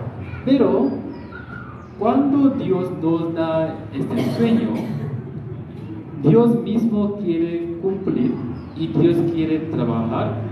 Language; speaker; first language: Spanish; non-native, learner; Korean